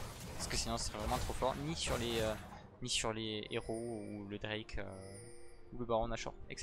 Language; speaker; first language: French; native; French